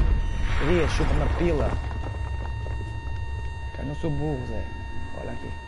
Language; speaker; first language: Portuguese; native; Portuguese